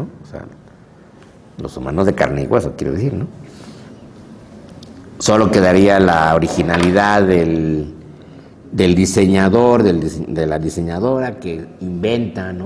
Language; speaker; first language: Spanish; native; Spanish